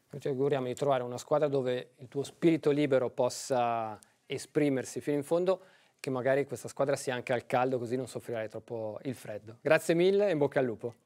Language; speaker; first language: Italian; native; Italian